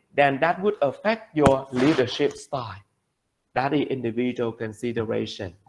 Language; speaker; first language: English; non-native, fluent; Vietnamese